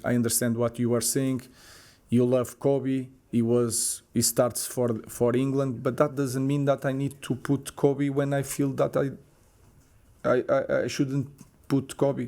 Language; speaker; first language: English; non-native, fluent; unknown